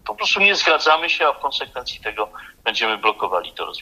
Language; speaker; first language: Polish; native; Polish